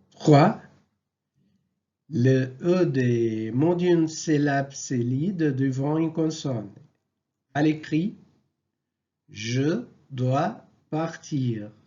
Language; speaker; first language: French; non-native, local second language; Arabic